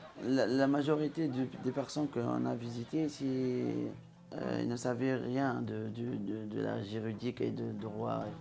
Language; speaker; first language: French; non-native, local second language; Arabic